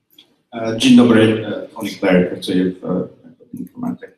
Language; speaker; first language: Polish; non-native, learner; English